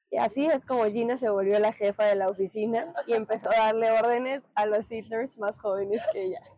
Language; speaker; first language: Spanish; native; Spanish